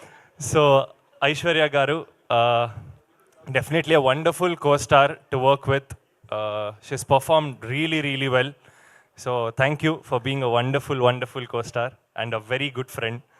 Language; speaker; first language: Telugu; non-native, learner; Kannada